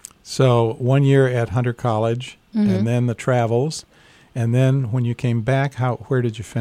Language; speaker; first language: English; native; English